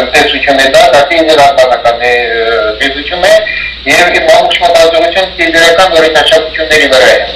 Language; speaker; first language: Armenian; early bilingual, heritage; Armenian